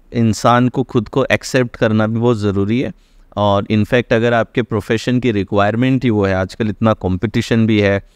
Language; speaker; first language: Hindi; native; Hindi